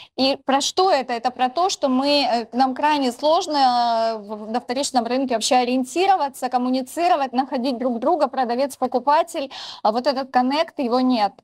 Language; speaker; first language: Russian; native; Russian